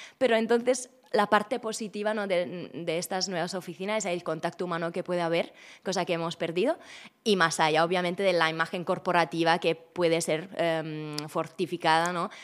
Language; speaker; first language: Spanish; non-native, fluent; Italian